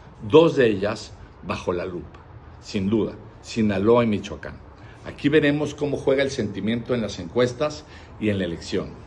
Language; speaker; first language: Spanish; native; Spanish